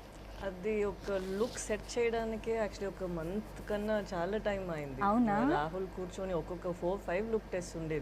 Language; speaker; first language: Telugu; non-native, fluent; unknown